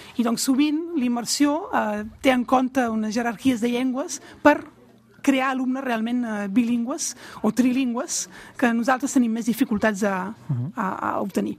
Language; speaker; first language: Catalan; non-native, local second language; French